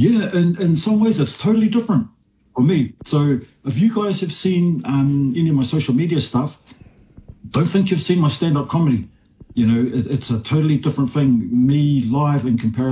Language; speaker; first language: English; native; English